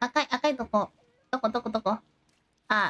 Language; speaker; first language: Japanese; non-native, learner; Thai